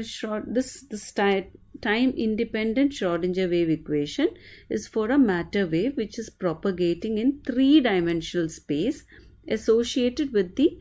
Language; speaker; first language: English; non-native, local second language; Malayalam